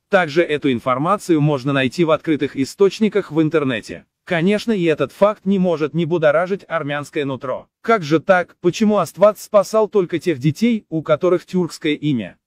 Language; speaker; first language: Russian; non-native, local second language; Azerbaijani